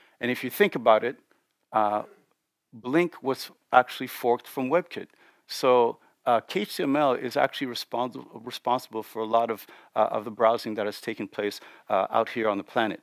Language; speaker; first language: English; native; English